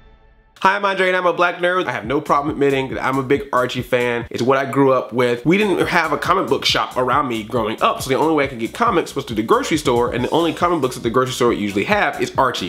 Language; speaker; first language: English; native; English